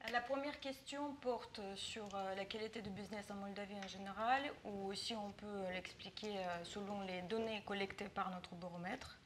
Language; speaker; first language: French; non-native, fluent; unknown